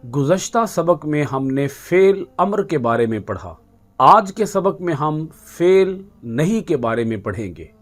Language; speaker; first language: Urdu; native; Urdu